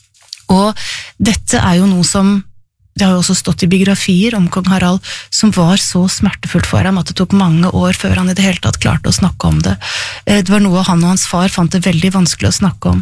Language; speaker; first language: Norwegian; native; Norwegian